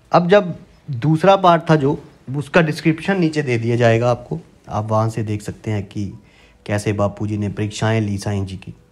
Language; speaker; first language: Hindi; non-native, local second language; Punjabi